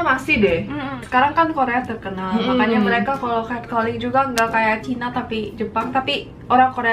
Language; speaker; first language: Indonesian; early bilingual, heritage; Korean